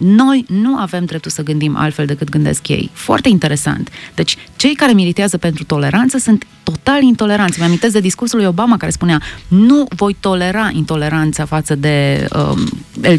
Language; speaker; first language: Romanian; native; Romanian